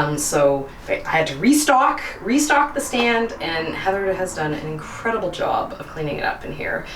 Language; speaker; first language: English; native; English